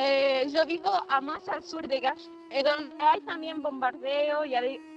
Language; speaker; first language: Spanish; non-native, fluent; Arabic